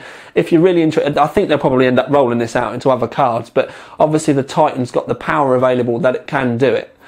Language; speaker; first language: English; native; English